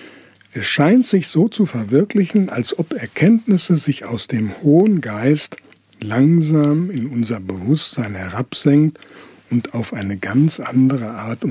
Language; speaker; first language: German; native; German